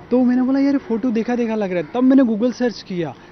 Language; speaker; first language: Hindi; native; Hindi